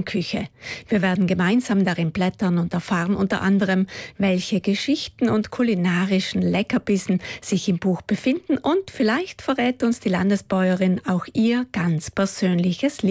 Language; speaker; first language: German; native; German